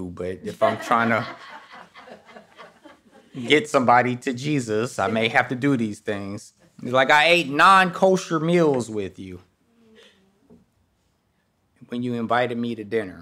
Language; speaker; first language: English; native; English